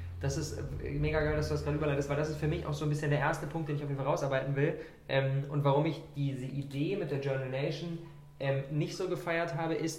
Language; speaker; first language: German; native; German